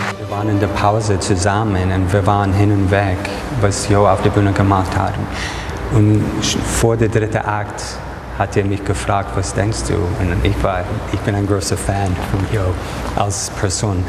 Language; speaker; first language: German; non-native, fluent; English